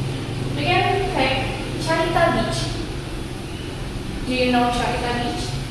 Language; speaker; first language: English; non-native, learner; Indonesian